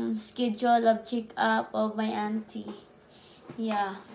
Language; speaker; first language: English; non-native, local second language; Cebuano